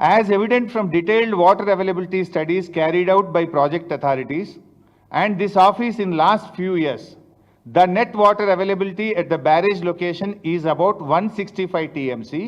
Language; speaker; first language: English; non-native, local second language; Telugu